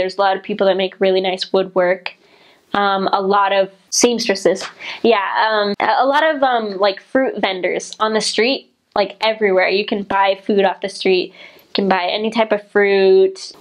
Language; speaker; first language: English; native; English